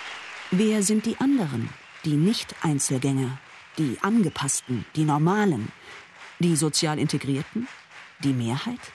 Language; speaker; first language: German; native; German